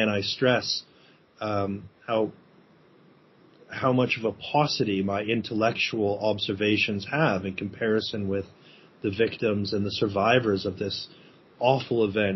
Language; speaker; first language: English; native; English